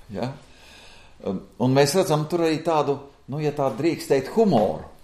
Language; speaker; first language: Latvian; native; Latvian